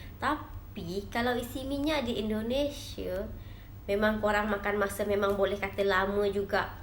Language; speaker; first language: Malay; native; Malay